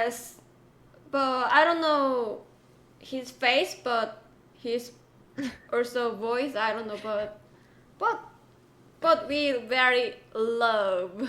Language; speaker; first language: English; non-native, learner; Korean